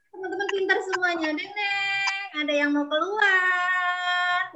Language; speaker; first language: Indonesian; native; Indonesian